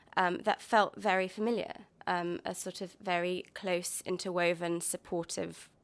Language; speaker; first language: English; native; English